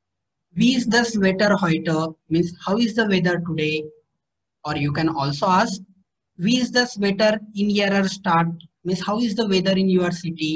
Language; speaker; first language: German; non-native, fluent; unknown